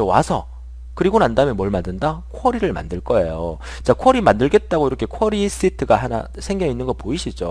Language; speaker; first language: Korean; native; Korean